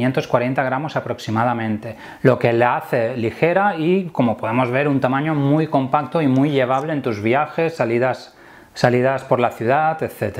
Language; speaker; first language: Spanish; native; Spanish